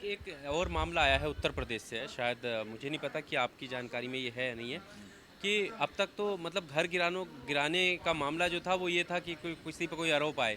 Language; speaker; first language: Hindi; native; Hindi